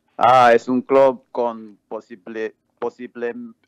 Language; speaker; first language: Spanish; non-native, learner; English